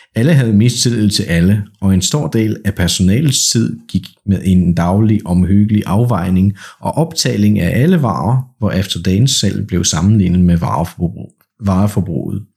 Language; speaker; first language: Danish; non-native, fluent; Polish